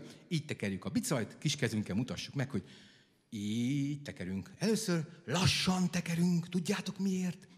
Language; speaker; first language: Hungarian; native; Hungarian